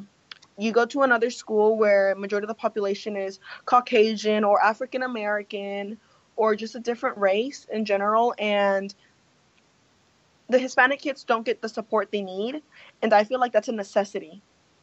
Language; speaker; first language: English; early bilingual, other home language; Spanish